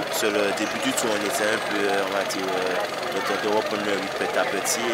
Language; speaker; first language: French; native; French